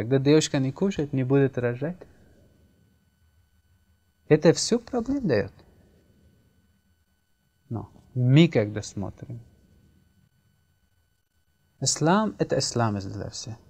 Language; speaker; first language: Russian; non-native, learner; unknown